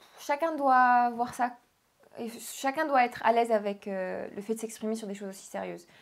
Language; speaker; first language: French; early bilingual, other home language; Arabic